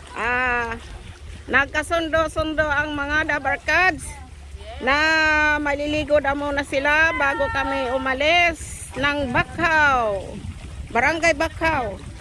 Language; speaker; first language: Filipino; non-native, local second language; Waray